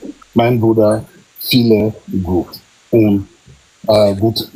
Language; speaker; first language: German; non-native, fluent; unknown